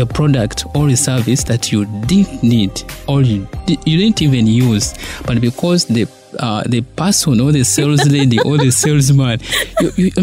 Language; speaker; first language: English; non-native, local second language; Ganda